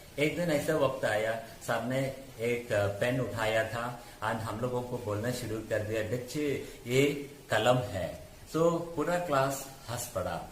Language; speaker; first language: Hindi; non-native, local second language; Malayalam